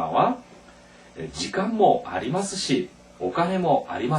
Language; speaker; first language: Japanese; non-native, fluent; Korean